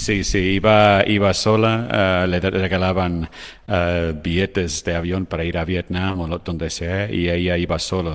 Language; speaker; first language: Spanish; non-native, fluent; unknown